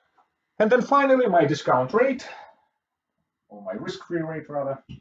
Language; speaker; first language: English; non-native, fluent; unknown